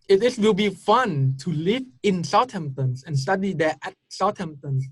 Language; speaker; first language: English; non-native, fluent; Thai